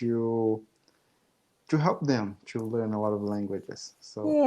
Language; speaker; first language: English; non-native, fluent; Portuguese